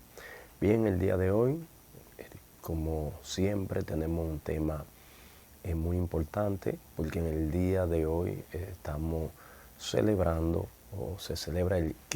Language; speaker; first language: Spanish; native; Spanish